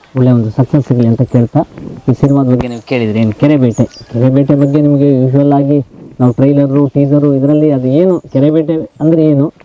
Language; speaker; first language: Kannada; native; Kannada